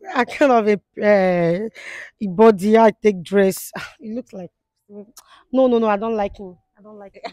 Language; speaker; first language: English; non-native, local second language; Igbo